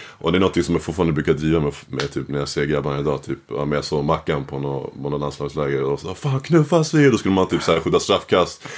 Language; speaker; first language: Swedish; native; Swedish